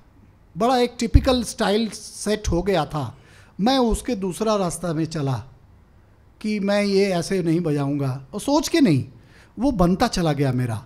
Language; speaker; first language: Hindi; native; Hindi